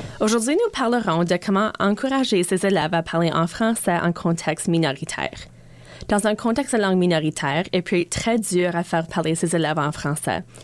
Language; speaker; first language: French; non-native, local second language; English